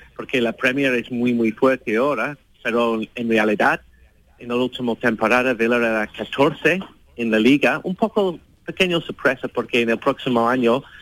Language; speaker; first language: Spanish; non-native, fluent; English